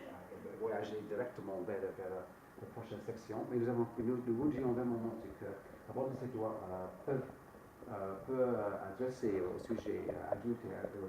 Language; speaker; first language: French; non-native, fluent; English